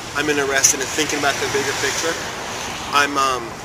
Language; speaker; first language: English; native; English